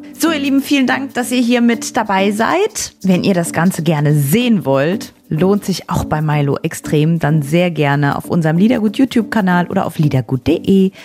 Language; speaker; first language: German; native; German